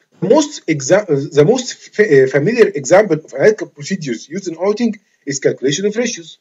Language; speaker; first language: English; non-native, fluent; Arabic